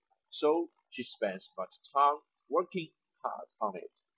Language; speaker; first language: English; non-native, fluent; Chinese